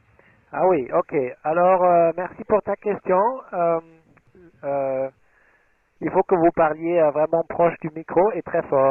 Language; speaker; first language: French; non-native, fluent; German